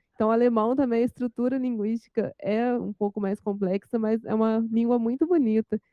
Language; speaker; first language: Portuguese; native; Portuguese